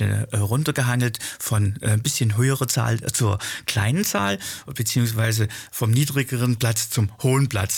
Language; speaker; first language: German; native; German